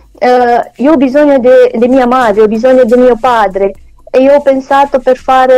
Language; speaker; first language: Italian; non-native, learner; Romanian